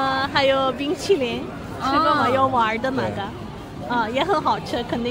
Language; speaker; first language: Chinese; non-native, learner; Turkish